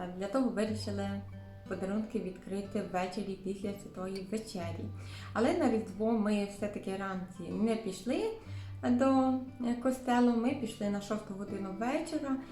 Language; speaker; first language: Ukrainian; native; Ukrainian